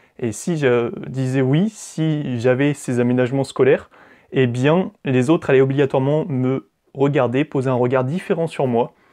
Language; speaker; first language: French; native; French